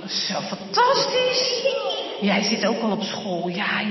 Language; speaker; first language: Dutch; native; Dutch